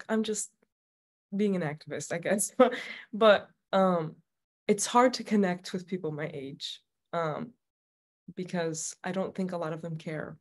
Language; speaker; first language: English; native; English